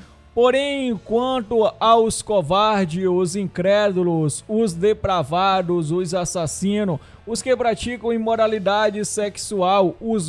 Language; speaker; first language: Portuguese; native; Portuguese